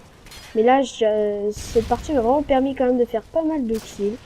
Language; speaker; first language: French; native; French